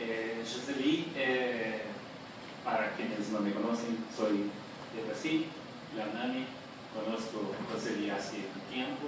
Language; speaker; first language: Spanish; non-native, fluent; Portuguese